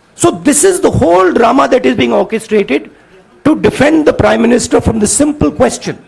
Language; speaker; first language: English; non-native, local second language; Hindi